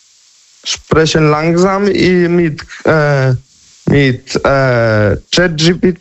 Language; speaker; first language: German; non-native, learner; Polish